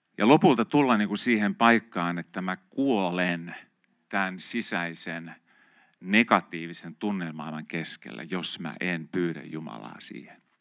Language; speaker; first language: Finnish; native; Finnish